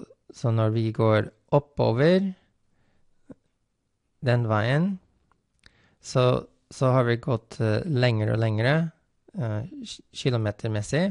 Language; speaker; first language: Norwegian; non-native, fluent; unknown